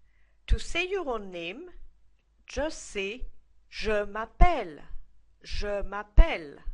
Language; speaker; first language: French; non-native, fluent; English